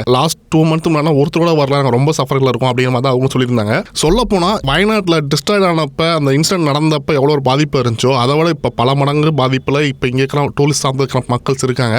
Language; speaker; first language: Tamil; native; Tamil